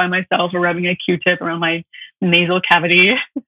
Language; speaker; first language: English; native; English